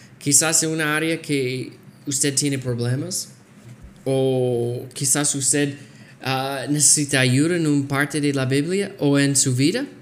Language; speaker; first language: Spanish; non-native, fluent; English